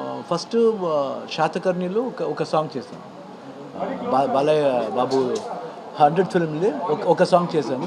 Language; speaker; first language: Telugu; non-native, learner; Kannada